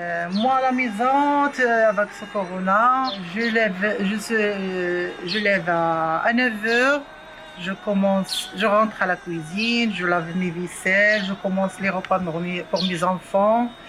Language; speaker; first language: French; non-native, local second language; Arabic